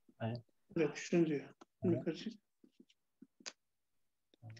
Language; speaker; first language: Turkish; native; Turkish